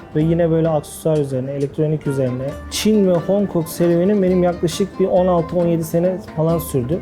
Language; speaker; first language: Turkish; native; Turkish